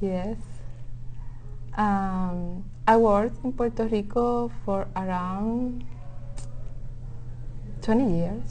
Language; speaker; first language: English; non-native, local second language; Spanish